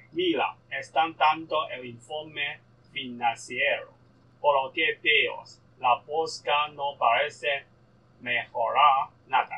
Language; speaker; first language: Spanish; non-native, learner; Cantonese